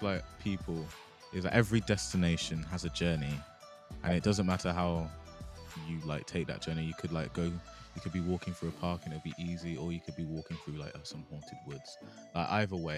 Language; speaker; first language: English; non-native, local second language; Yoruba